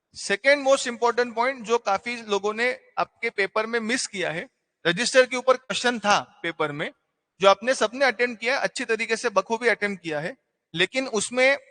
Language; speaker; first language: Hindi; non-native, local second language; Marathi